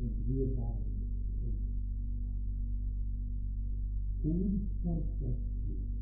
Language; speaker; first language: German; native; German